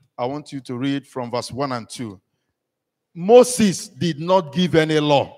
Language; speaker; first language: English; non-native, local second language; Igbo